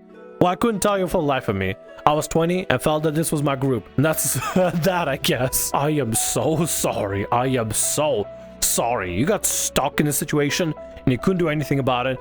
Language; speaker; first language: English; native; English